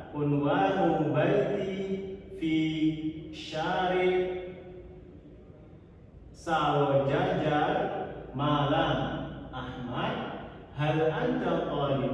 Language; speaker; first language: Arabic; non-native, learner; Indonesian